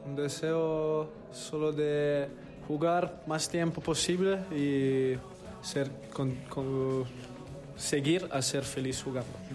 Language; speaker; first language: Spanish; non-native, learner; Italian